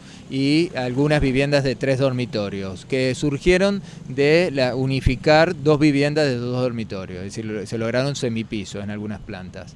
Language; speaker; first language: Spanish; native; Spanish